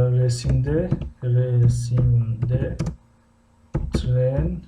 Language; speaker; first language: Turkish; non-native, fluent; Tajik